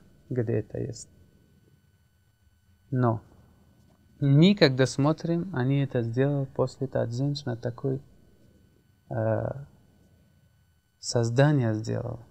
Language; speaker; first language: Russian; non-native, learner; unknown